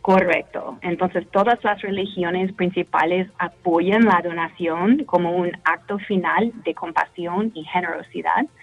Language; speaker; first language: Spanish; non-native, fluent; English